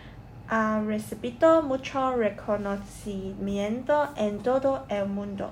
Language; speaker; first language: Spanish; non-native, learner; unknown